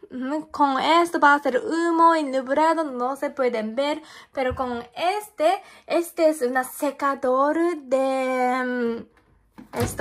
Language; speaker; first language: Spanish; non-native, learner; Japanese